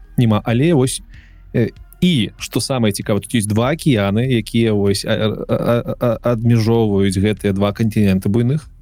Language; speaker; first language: Belarusian; non-native, local second language; Russian